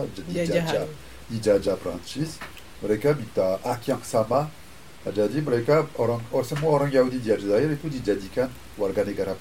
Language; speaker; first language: Indonesian; non-native, fluent; French